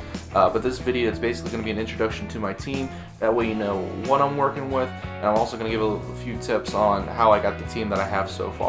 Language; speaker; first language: English; native; English